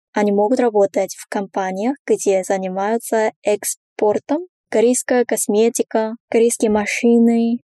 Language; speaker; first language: Russian; non-native, fluent; Korean